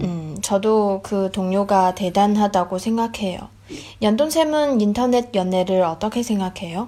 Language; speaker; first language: Korean; non-native, fluent; Chinese